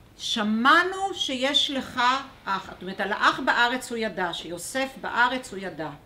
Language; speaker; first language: Hebrew; early bilingual, other home language; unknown